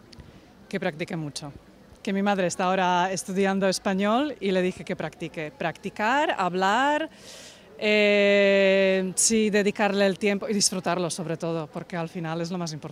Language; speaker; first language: Spanish; non-native, fluent; Slovak